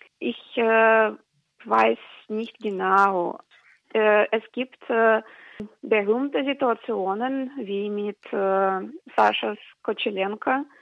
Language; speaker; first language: German; non-native, fluent; Russian